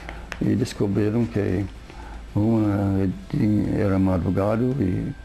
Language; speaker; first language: Portuguese; non-native, fluent; English